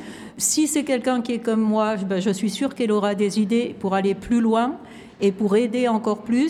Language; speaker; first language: French; native; French